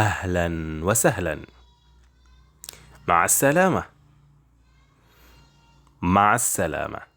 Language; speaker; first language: Arabic; non-native, fluent; Indonesian